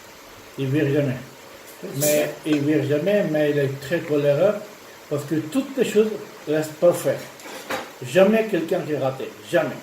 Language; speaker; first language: French; non-native, learner; Urdu